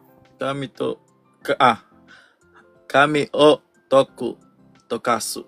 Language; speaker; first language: Japanese; non-native, learner; Filipino